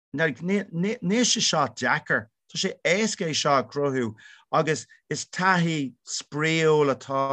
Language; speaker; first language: Irish; non-native, local second language; English